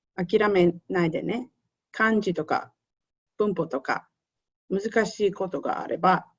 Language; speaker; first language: Japanese; non-native, fluent; Russian